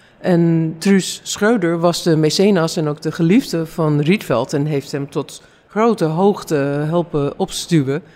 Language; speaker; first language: Dutch; non-native, fluent; English